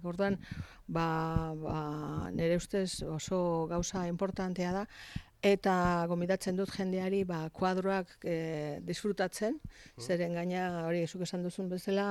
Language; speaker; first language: Basque; native; Basque